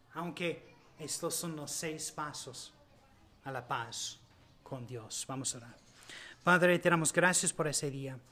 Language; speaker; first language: Spanish; non-native, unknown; English